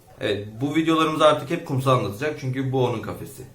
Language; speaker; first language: Turkish; native; Turkish